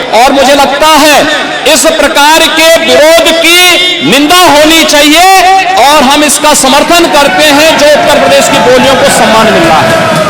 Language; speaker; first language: Hindi; native; Hindi